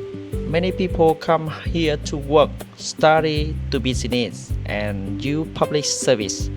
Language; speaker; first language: English; non-native, fluent; Vietnamese